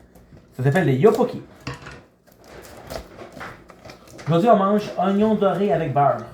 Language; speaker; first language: French; native; French